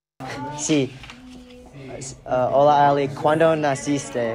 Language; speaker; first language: Spanish; non-native, learner; English